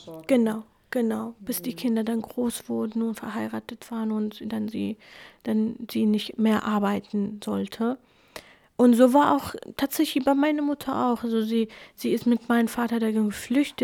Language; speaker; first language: German; early bilingual, other home language; Kurdish